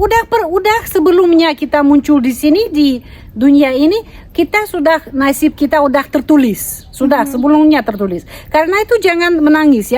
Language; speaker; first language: Indonesian; non-native, fluent; Russian